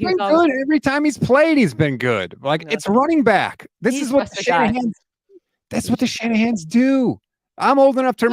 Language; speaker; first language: English; native; English